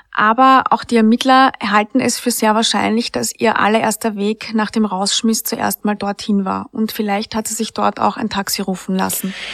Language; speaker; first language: German; native; German